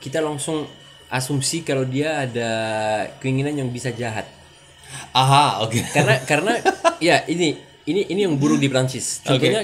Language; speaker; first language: Indonesian; non-native, learner; French